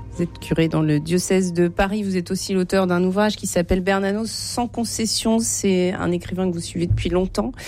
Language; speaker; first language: French; native; French